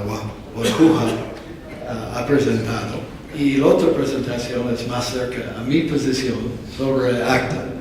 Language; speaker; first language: Spanish; non-native, fluent; English